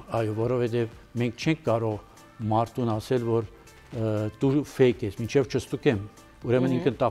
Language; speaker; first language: Armenian; early bilingual, heritage; Armenian